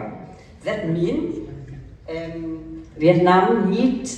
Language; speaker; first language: English; early bilingual, other home language; German